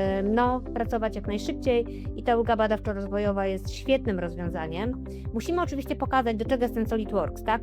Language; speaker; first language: Polish; native; Polish